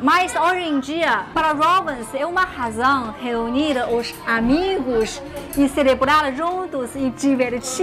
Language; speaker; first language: Portuguese; non-native, fluent; Chinese